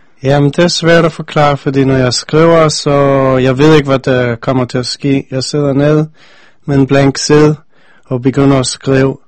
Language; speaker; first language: Danish; non-native, fluent; English